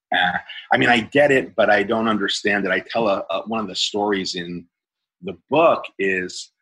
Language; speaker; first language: English; native; English